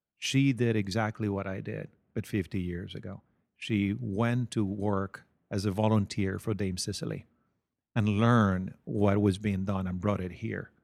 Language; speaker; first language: English; non-native, fluent; Spanish